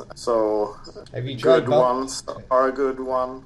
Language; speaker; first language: English; non-native, fluent; Swedish